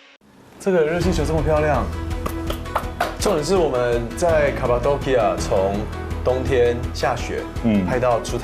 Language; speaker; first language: Chinese; native; Chinese